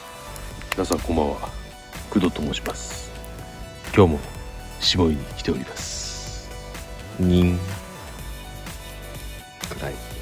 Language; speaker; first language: Japanese; native; Japanese